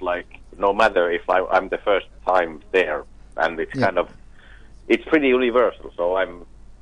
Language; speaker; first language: English; non-native, fluent; Finnish